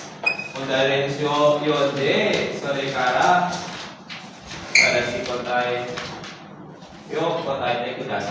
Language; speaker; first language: Japanese; non-native, learner; Indonesian